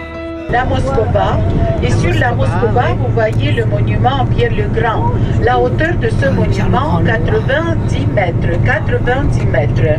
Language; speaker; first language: French; non-native, fluent; Russian